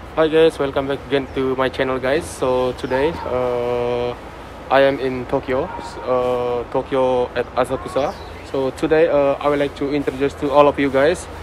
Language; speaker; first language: English; non-native, learner; Indonesian